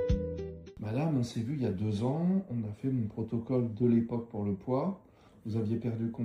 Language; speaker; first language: French; native; French